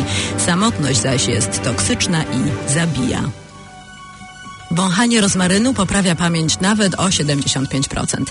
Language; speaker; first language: Polish; native; Polish